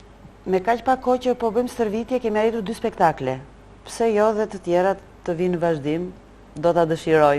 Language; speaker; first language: Albanian; native; Albanian